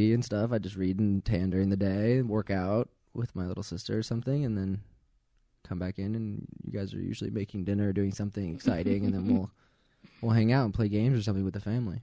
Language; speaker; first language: English; native; English